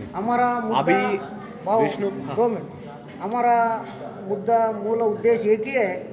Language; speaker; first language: Hindi; non-native, local second language; Kannada